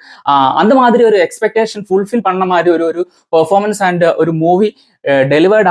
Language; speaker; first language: Tamil; non-native, learner; Malayalam